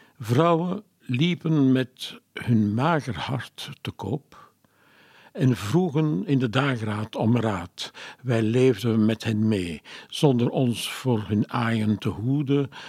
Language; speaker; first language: Dutch; non-native, local second language; French